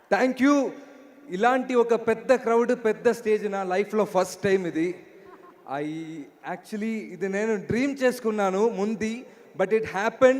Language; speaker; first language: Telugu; non-native, learner; Malayalam